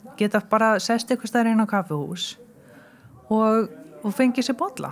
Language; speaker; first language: Icelandic; early bilingual, heritage; Icelandic